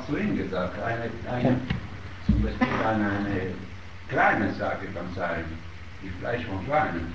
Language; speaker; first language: German; non-native, learner; Italian